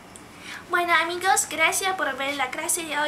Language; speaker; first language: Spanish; non-native, fluent; Chinese